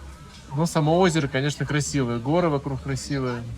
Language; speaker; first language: Russian; native; Russian